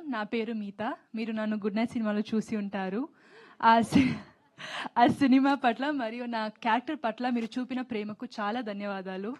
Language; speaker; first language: Telugu; non-native, learner; Tamil